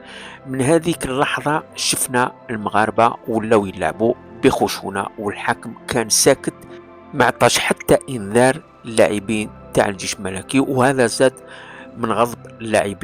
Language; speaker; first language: Arabic; non-native, local second language; Kabyle